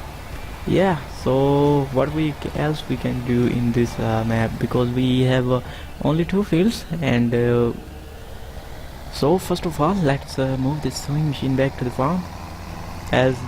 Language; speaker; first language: English; non-native, fluent; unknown